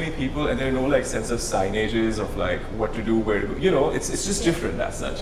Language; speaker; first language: English; non-native, local second language; Hindi